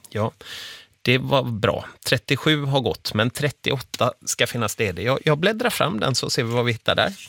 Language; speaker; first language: Swedish; native; Swedish